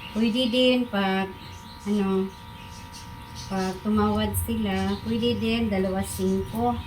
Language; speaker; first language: Filipino; non-native, local second language; Cebuano